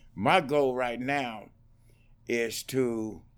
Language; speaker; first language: English; native; English